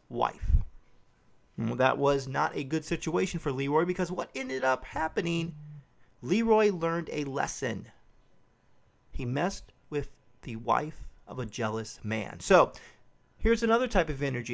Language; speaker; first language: English; native; English